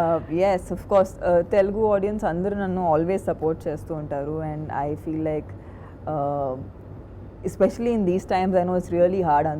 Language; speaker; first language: Telugu; non-native, fluent; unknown